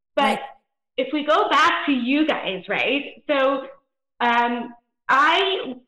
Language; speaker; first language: English; native; English